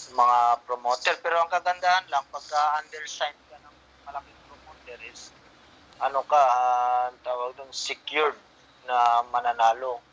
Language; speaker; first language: Filipino; non-native, local second language; Cebuano